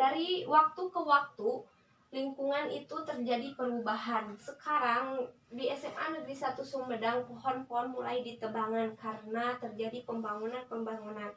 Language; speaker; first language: Indonesian; native; Indonesian